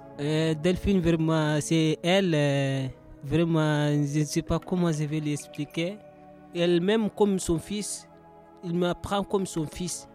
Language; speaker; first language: French; non-native, learner; Soninke